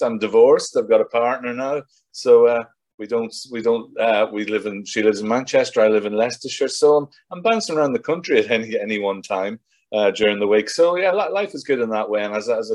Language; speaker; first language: English; native; English